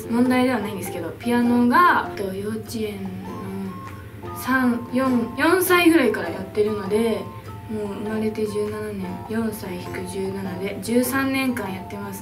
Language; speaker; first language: Japanese; native; Japanese